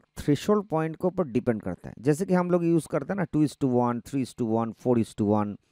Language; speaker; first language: Hindi; non-native, local second language; Bangla